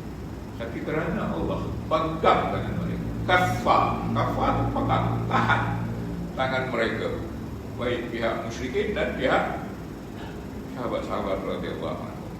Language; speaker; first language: Malay; native; Malay